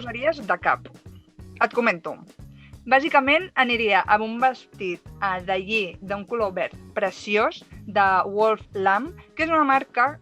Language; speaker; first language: Catalan; native; Catalan